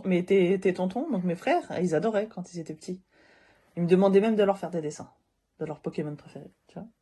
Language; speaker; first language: French; native; French